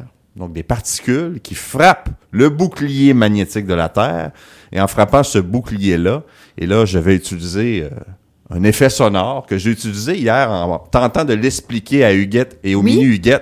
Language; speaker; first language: French; native; French